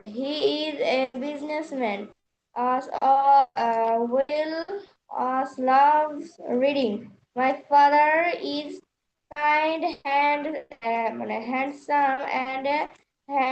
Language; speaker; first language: English; non-native, learner; Bangla